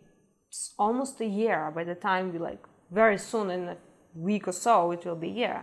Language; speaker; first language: English; non-native, fluent; Ukrainian